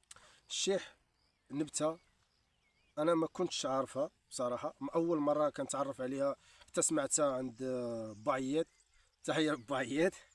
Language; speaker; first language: Arabic; native; Arabic